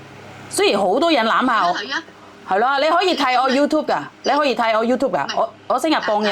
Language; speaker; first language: Cantonese; non-native, fluent; Indonesian